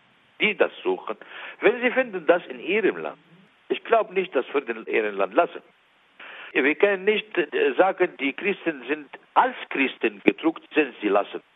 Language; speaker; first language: German; non-native, learner; Arabic